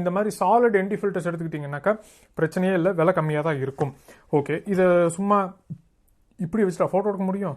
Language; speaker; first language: Tamil; native; Tamil